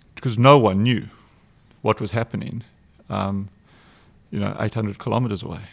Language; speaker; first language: English; native; English